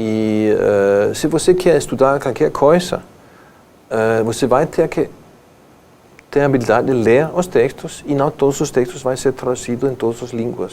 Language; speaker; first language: Portuguese; non-native, fluent; Danish